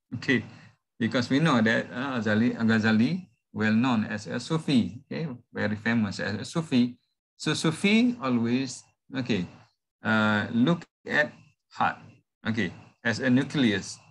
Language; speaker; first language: English; non-native, local second language; Malay